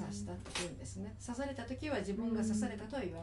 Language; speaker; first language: Japanese; native; Japanese